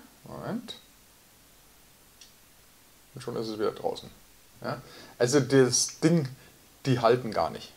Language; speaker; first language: German; native; German